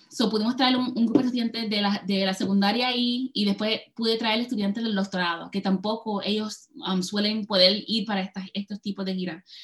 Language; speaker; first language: Spanish; early bilingual, heritage; Spanish